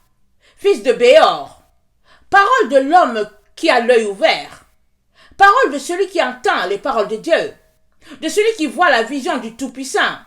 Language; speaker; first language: French; native; French